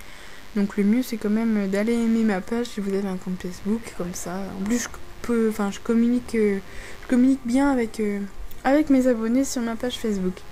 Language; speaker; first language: French; native; French